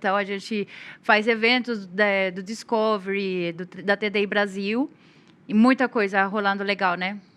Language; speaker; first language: Portuguese; non-native, fluent; Spanish